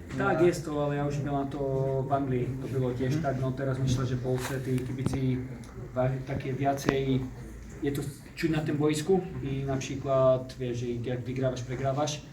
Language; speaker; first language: Polish; non-native, learner; Slovak